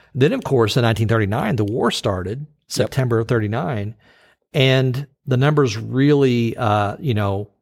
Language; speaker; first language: English; native; English